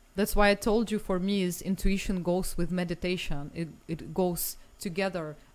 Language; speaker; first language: English; non-native, fluent; Russian